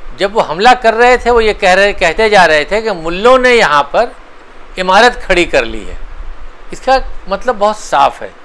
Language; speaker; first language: Hindi; native; Hindi